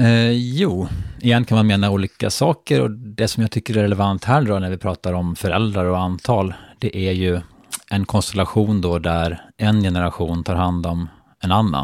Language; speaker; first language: Swedish; native; Swedish